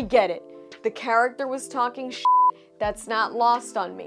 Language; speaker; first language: English; native; English